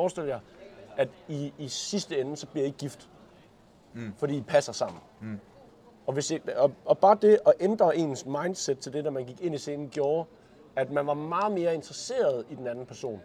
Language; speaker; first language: Danish; native; Danish